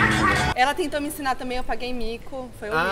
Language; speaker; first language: Portuguese; native; Portuguese